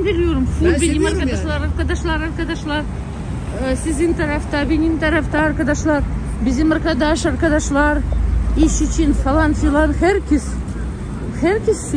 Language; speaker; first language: Turkish; non-native, learner; Russian